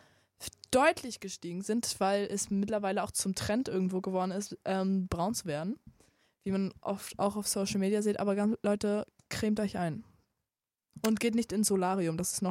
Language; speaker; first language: German; native; German